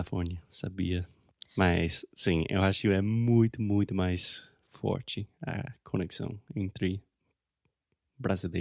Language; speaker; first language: Portuguese; non-native, fluent; English